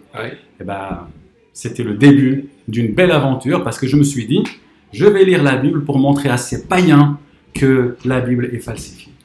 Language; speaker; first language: French; non-native, local second language; Arabic